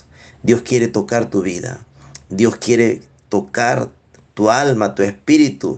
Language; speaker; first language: Spanish; native; Spanish